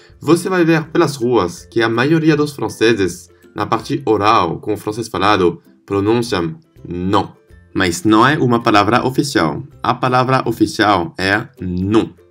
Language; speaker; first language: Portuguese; non-native, fluent; French